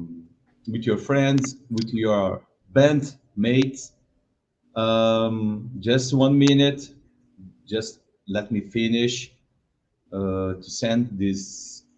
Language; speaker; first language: English; non-native, learner; Portuguese